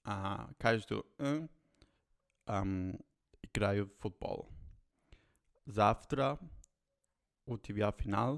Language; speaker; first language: Russian; non-native, learner; Spanish